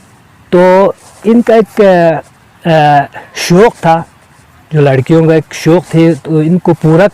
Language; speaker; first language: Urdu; non-native, local second language; Balti